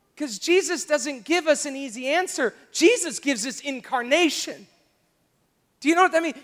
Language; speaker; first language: English; native; English